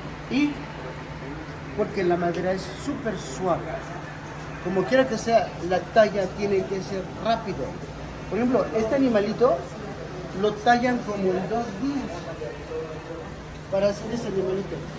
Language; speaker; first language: Spanish; native; Spanish